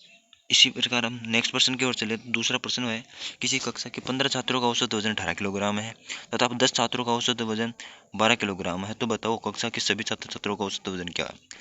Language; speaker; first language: Hindi; native; Hindi